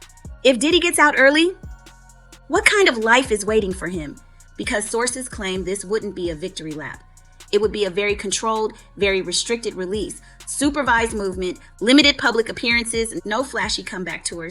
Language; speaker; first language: English; native; English